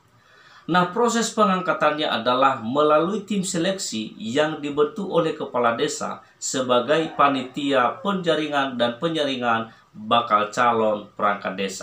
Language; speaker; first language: Indonesian; native; Indonesian